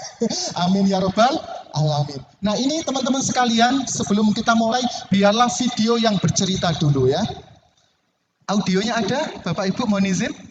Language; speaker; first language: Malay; non-native, local second language; Javanese